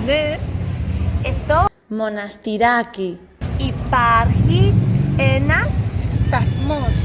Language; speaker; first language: Greek; non-native, learner; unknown